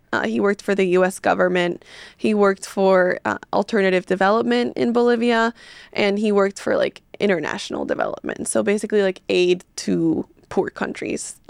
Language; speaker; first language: English; early bilingual, other home language; Spanish